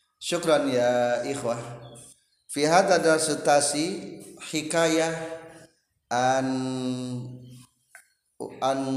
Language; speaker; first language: Arabic; non-native, fluent; Indonesian